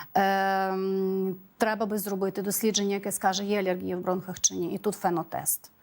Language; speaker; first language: Ukrainian; native; Ukrainian